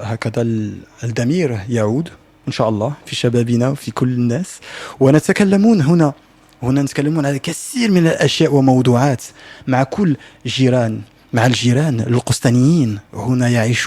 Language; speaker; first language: Arabic; non-native, learner; French